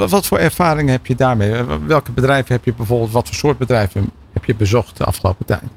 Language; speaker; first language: Dutch; native; Dutch